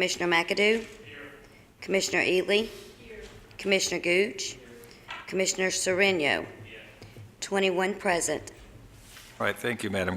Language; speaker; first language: English; native; English